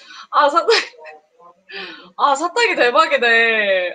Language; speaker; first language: Korean; non-native, fluent; Filipino